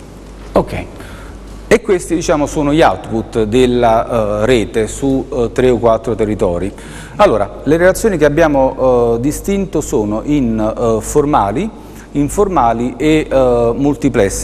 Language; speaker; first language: Italian; native; Italian